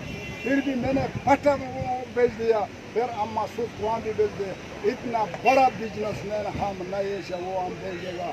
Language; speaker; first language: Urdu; non-native, local second language; Pashto